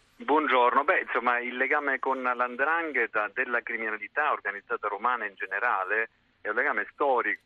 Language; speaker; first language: Italian; native; Italian